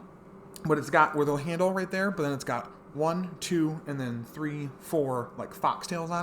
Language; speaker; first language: English; native; English